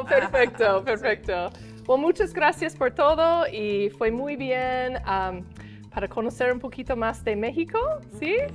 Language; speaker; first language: Spanish; non-native, fluent; English